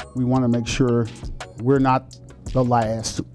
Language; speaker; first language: English; native; English